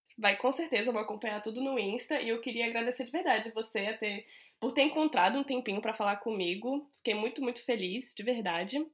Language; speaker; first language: Portuguese; native; Portuguese